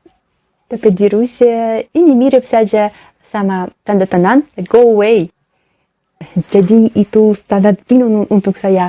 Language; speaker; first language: Indonesian; non-native, learner; Russian